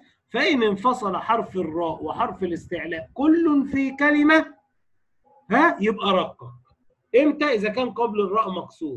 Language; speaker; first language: Arabic; native; Arabic